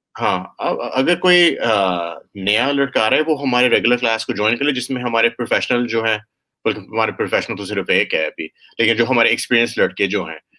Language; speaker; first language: Urdu; early bilingual, heritage; Urdu